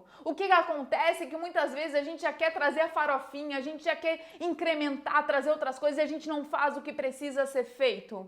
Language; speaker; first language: Portuguese; native; Portuguese